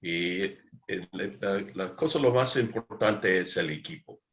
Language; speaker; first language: Spanish; non-native, learner; English